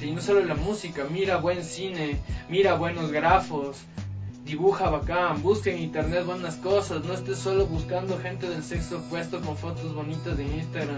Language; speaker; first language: Spanish; native; Spanish